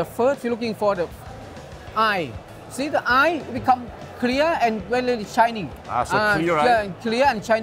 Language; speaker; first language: English; non-native, learner; Thai